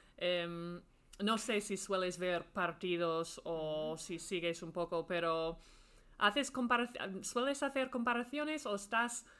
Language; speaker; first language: Spanish; non-native, fluent; English